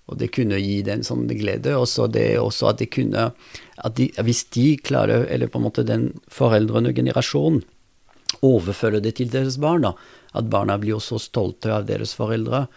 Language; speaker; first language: Norwegian; non-native, fluent; French